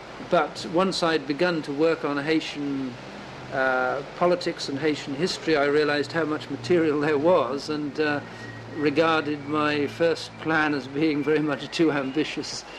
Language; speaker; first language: English; native; English